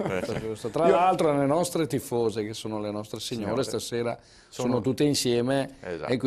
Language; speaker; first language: Italian; native; Italian